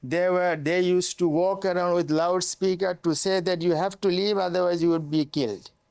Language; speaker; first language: English; non-native, local second language; Bangla